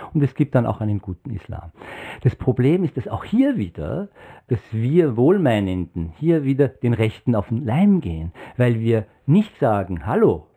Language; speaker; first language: German; non-native, fluent; Persian